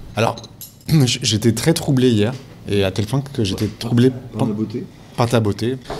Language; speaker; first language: French; native; French